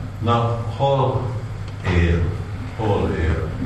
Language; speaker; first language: Hungarian; non-native, learner; Russian